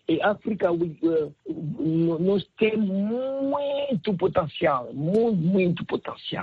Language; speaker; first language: Portuguese; non-native, learner; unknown